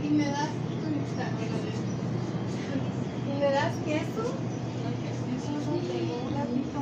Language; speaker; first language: Spanish; native; Spanish